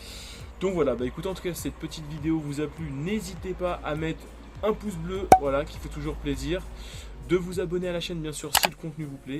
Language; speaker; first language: French; native; French